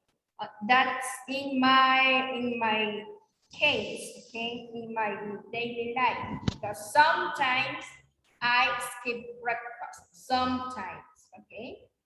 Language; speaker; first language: English; non-native, learner; Spanish